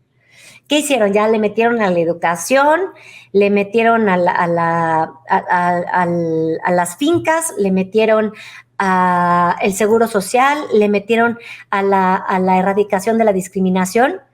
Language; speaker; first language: Spanish; native; Spanish